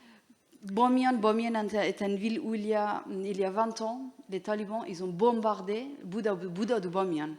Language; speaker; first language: French; non-native, learner; Persian